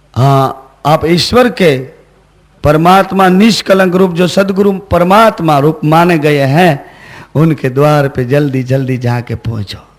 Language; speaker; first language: Hindi; non-native, local second language; Gujarati